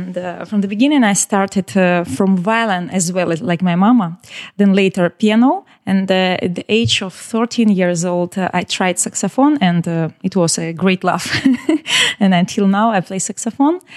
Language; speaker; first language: English; non-native, learner; Ukrainian